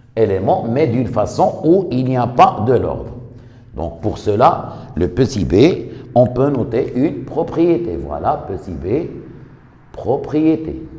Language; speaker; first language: French; non-native, local second language; Arabic